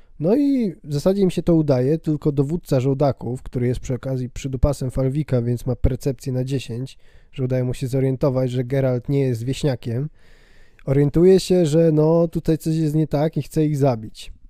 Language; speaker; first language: Polish; native; Polish